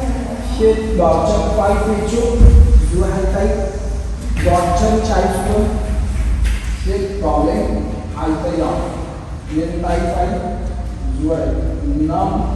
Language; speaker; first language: Vietnamese; non-native, learner; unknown